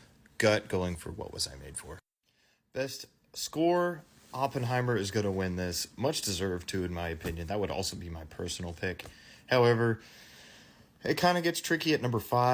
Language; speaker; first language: English; native; English